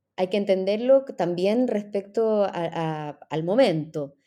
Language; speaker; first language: Spanish; native; Spanish